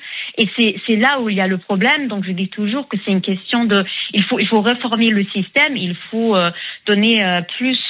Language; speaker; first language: French; non-native, fluent; German